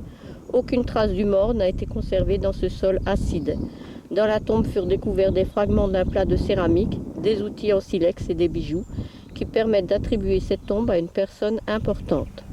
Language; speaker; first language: French; native; French